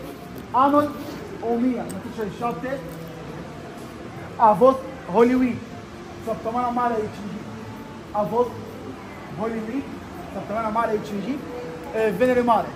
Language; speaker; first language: Romanian; non-native, learner; Arabic